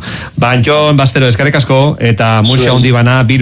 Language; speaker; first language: Basque; native; Basque